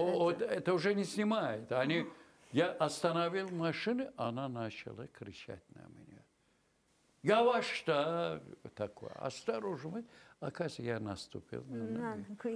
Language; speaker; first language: Russian; non-native, local second language; Azerbaijani